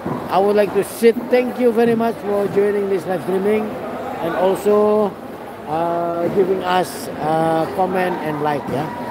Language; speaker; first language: English; non-native, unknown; Indonesian